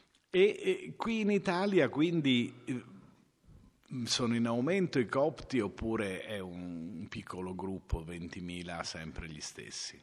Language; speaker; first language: Italian; native; Italian